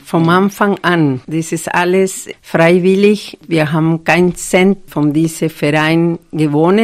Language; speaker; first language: German; non-native, fluent; Spanish